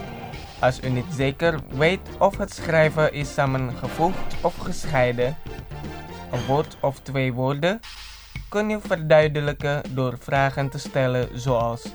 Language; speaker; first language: Dutch; non-native, fluent; Indonesian